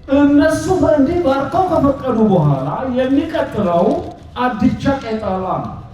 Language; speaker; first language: Amharic; non-native, local second language; Sidamo